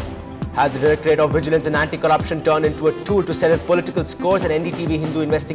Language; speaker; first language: English; non-native, local second language; Tamil